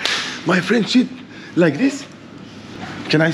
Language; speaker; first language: English; non-native, fluent; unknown